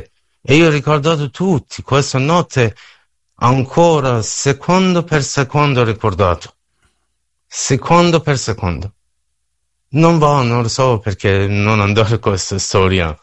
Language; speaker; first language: Italian; non-native, learner; Persian